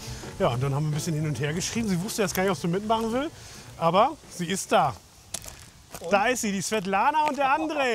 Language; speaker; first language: German; native; German